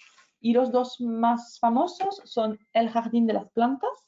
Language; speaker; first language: Spanish; non-native, fluent; French